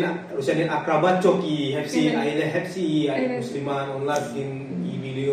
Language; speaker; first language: Turkish; non-native, learner; Indonesian